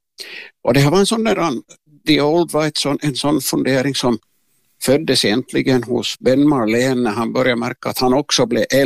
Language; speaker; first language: Swedish; native; Swedish